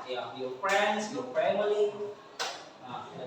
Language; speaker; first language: English; non-native, learner; Indonesian